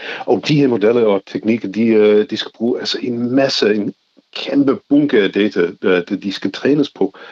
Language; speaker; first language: Danish; non-native, fluent; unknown